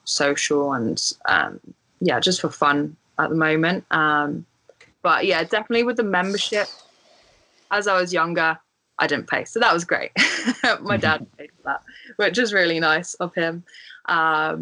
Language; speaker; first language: English; native; English